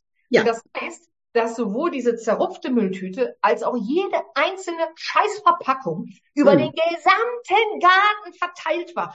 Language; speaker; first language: German; native; German